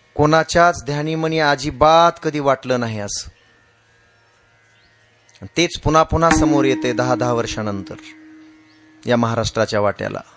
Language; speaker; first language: Marathi; native; Marathi